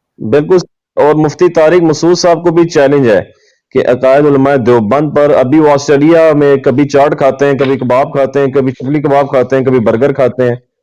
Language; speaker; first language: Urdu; non-native, local second language; Punjabi